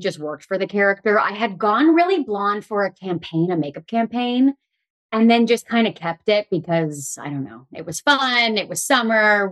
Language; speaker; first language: English; native; English